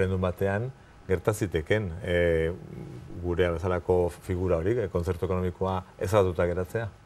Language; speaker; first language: Basque; native; Basque